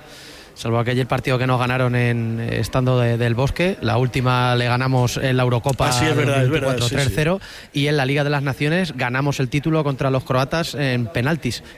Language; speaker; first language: Spanish; native; Spanish